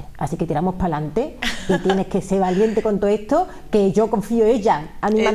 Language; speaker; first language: Spanish; native; Spanish